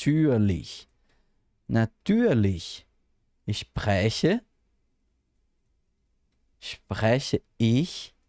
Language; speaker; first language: German; non-native, fluent; Portuguese